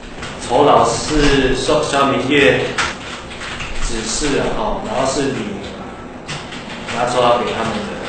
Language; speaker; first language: Chinese; native; Chinese